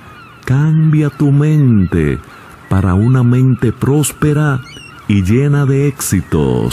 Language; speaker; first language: Spanish; native; Spanish